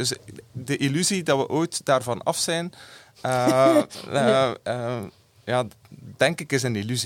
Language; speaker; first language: Dutch; native; Dutch